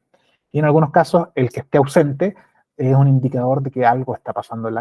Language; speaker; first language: Spanish; native; Spanish